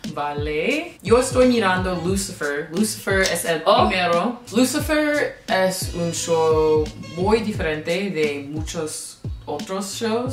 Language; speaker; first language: Spanish; non-native, learner; English